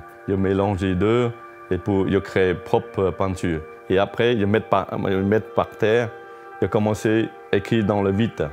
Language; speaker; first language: French; non-native, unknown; Chinese